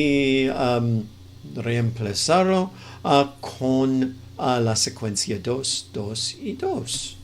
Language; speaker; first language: Spanish; non-native, fluent; English